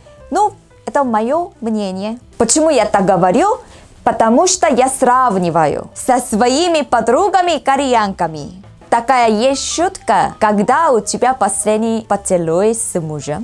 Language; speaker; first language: Russian; non-native, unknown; Korean